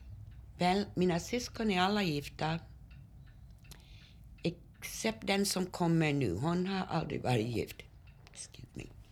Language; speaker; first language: Swedish; early bilingual, heritage; Swedish